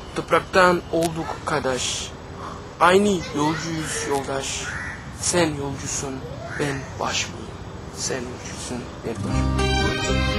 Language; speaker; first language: Turkish; non-native, fluent; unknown